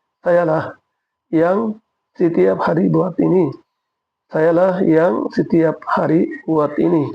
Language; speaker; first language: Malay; non-native, fluent; Bangla